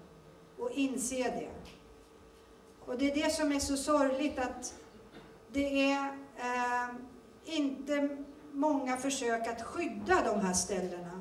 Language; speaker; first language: Swedish; early bilingual, other home language; Turoyo